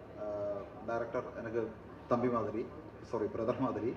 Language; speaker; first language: Tamil; non-native, learner; Malayalam